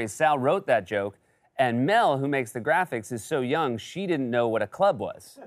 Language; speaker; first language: English; native; English